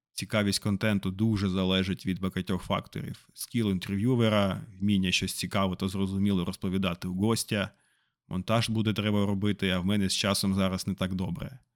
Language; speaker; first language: Ukrainian; non-native, local second language; Russian